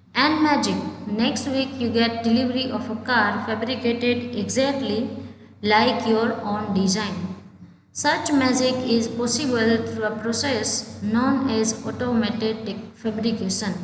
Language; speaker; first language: English; non-native, local second language; Gujarati